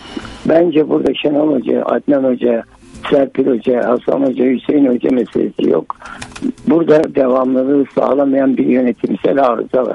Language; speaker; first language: Turkish; native; Turkish